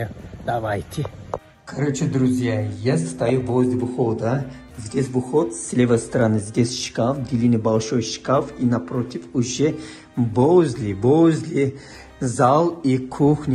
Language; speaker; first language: Russian; non-native, fluent; Turkish